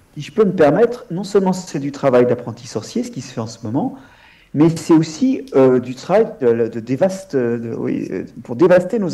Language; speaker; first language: French; native; French